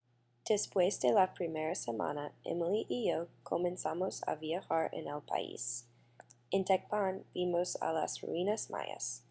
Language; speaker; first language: Spanish; non-native, learner; English